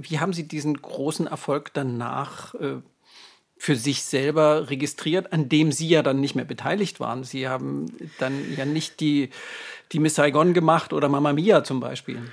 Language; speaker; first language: German; native; German